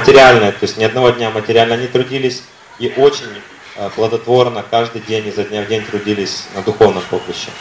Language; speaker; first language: Russian; native; Russian